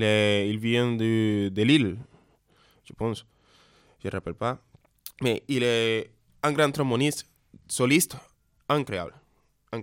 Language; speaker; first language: French; non-native, learner; Spanish